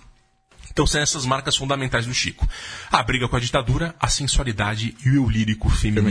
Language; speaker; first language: Portuguese; native; Portuguese